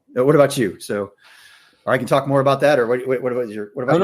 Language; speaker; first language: English; native; English